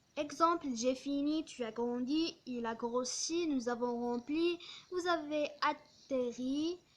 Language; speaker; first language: French; non-native, local second language; Arabic